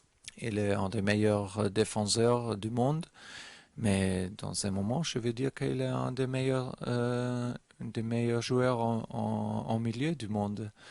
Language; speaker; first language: French; non-native, learner; German